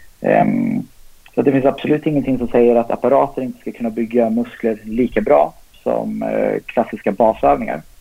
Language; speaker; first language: Swedish; native; Swedish